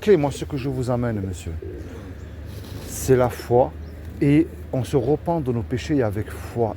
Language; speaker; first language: French; native; French